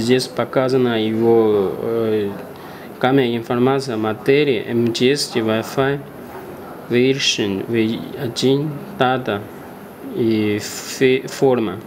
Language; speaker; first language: Russian; non-native, learner; Chinese